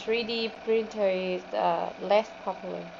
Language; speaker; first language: English; non-native, learner; Vietnamese